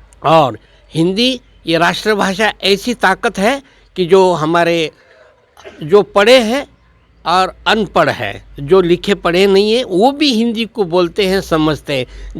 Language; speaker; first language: Hindi; non-native, local second language; Marathi